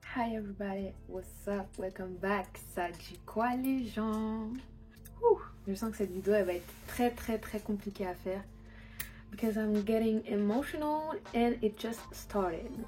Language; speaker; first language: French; early bilingual, other home language; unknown